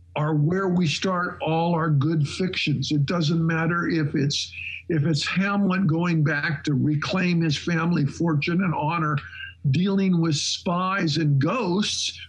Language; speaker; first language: English; native; English